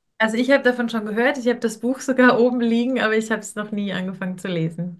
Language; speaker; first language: German; native; German